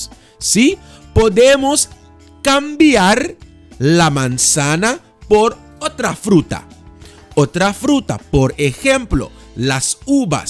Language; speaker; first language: Spanish; non-native, fluent; Dutch